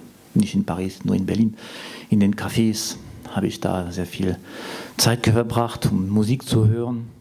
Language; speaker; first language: German; non-native, fluent; French